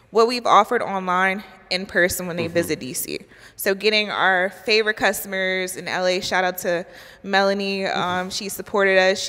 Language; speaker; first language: English; native; English